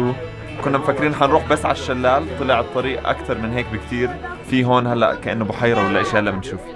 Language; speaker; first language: Arabic; native; Arabic